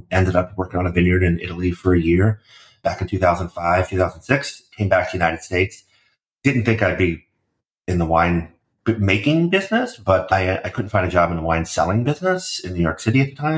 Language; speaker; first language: English; native; English